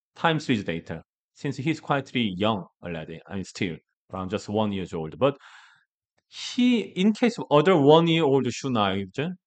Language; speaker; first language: English; non-native, learner; Korean